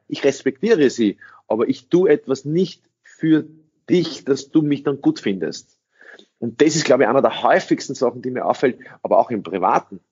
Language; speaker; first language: German; early bilingual, other home language; English